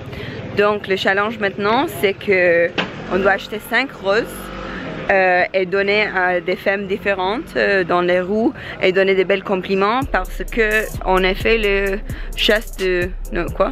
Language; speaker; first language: French; non-native, learner; English